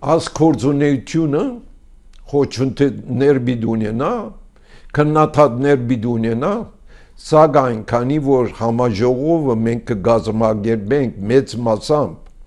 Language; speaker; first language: Armenian; early bilingual, heritage; Armenian